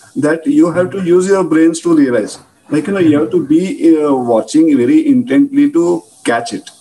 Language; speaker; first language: English; non-native, local second language; Marathi